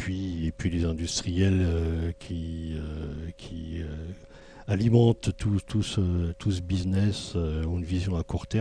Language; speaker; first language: French; native; French